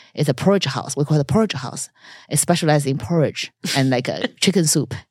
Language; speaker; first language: English; non-native, fluent; Chinese